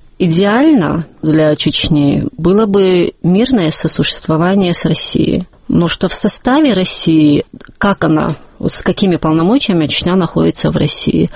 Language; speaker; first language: Russian; non-native, local second language; Chechen